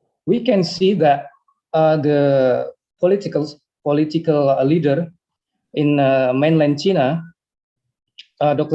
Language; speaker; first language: English; non-native, learner; Indonesian